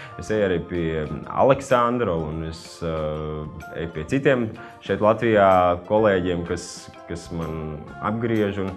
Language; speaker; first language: Latvian; native; Latvian